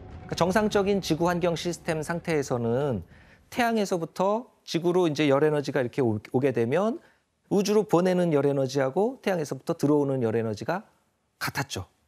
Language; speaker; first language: Korean; native; Korean